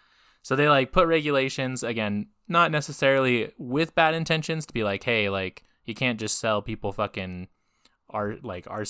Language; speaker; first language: English; native; English